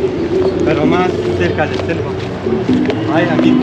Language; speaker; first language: Spanish; non-native, learner; Romanian